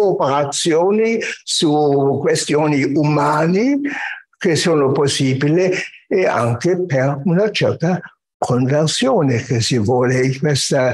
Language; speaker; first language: Italian; non-native, fluent; German